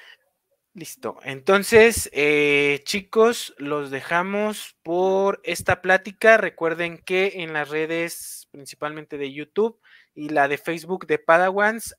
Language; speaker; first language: Spanish; native; Spanish